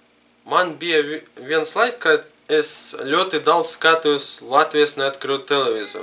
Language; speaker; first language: Latvian; non-native, learner; Russian